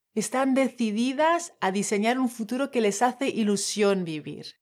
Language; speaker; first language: Spanish; non-native, fluent; French